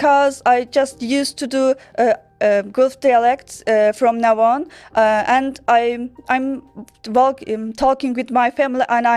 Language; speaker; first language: English; non-native, learner; Turkish